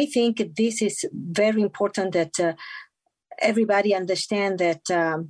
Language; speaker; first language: English; non-native, fluent; Italian